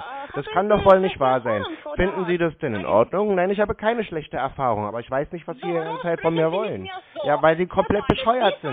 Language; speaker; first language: German; native; German